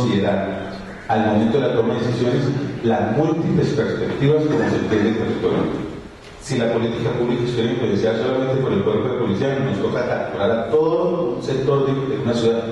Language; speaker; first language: Spanish; native; Spanish